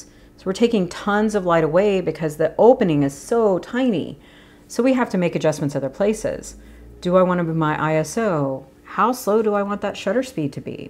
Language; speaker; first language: English; native; English